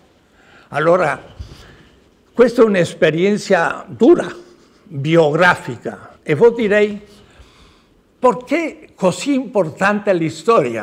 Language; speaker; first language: Italian; non-native, learner; Spanish